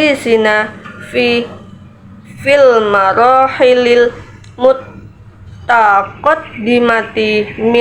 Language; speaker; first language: Arabic; non-native, learner; Indonesian